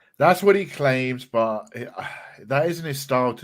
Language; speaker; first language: English; native; English